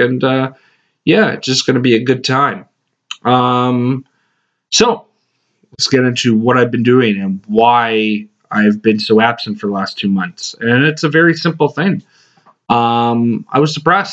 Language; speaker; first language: English; native; English